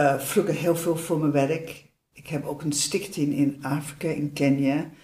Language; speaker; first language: Dutch; non-native, fluent; English